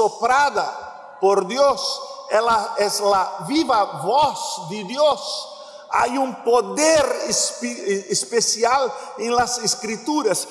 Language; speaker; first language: Spanish; non-native, learner; Portuguese